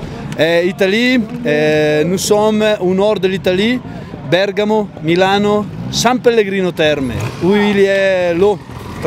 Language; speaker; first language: French; non-native, learner; Italian